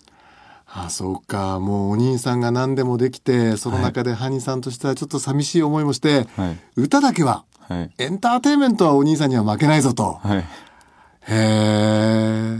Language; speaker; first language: Japanese; native; Japanese